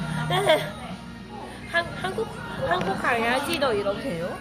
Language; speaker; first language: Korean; non-native, learner; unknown